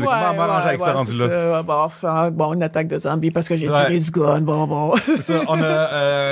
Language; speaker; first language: French; native; French